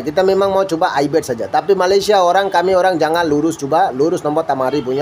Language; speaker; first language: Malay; non-native, learner; Bangla